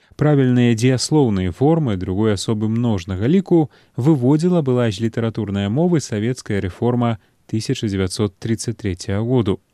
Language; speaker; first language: Belarusian; native; Belarusian